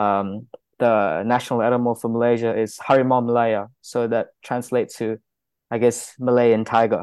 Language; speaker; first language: English; non-native, local second language; Malay